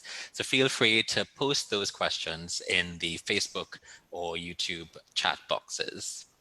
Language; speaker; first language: English; native; English